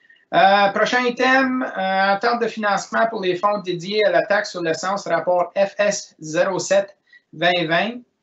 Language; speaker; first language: French; native; French